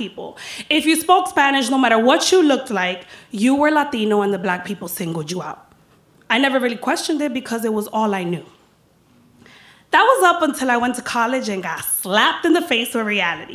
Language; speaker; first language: English; early bilingual, other home language; Spanish